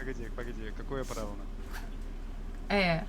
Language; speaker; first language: Russian; non-native, learner; English